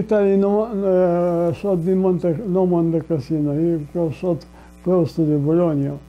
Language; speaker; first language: English; non-native, learner; Polish